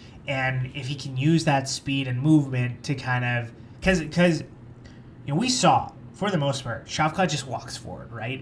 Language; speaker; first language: English; native; English